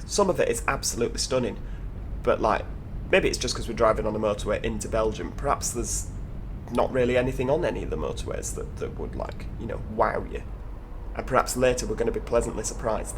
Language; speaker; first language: English; native; English